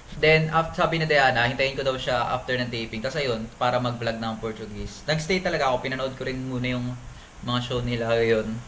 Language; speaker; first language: Filipino; native; Filipino